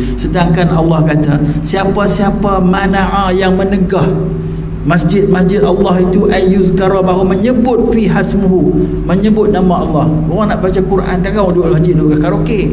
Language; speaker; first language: Malay; native; Malay